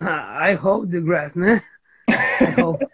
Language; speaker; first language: English; non-native, fluent; Spanish